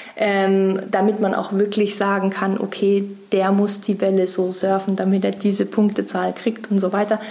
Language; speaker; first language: German; native; German